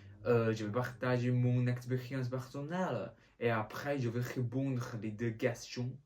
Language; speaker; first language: French; non-native, learner; Chinese